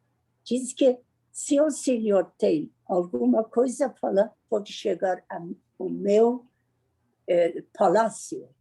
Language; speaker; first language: Portuguese; non-native, learner; Persian